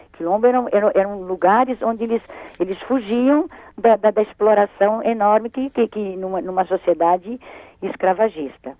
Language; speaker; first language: Portuguese; early bilingual, other home language; Spanish